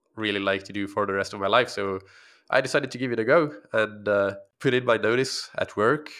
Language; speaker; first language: English; non-native, fluent; Swedish